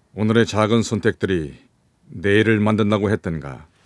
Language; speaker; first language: Korean; native; Korean